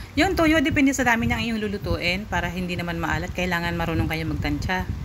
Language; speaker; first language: Filipino; non-native, local second language; Bikol